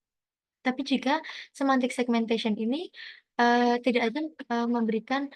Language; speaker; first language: Indonesian; native; Indonesian